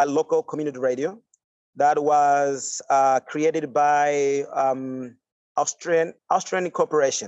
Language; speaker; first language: English; non-native, fluent; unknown